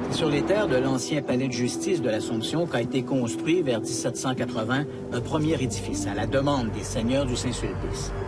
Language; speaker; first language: French; native; French